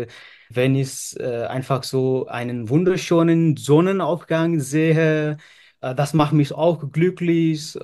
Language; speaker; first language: German; non-native, fluent; Nepali